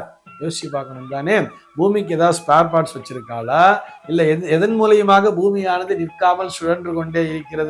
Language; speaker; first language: Tamil; native; Tamil